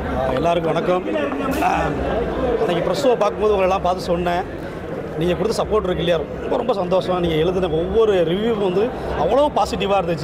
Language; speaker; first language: Tamil; native; Tamil